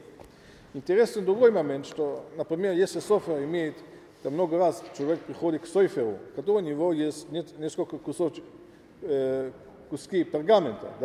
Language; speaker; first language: Russian; non-native, learner; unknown